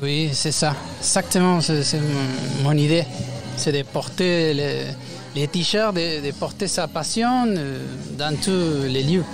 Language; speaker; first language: French; non-native, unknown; Spanish